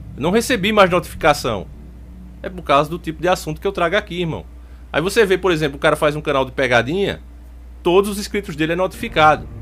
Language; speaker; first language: Portuguese; native; Portuguese